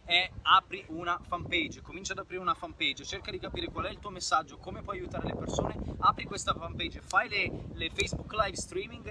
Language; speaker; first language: Italian; native; Italian